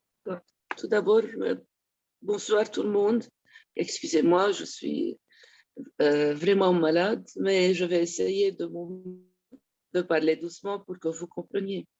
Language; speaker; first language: French; non-native, local second language; Arabic